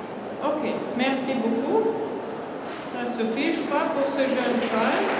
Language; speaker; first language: French; non-native, fluent; German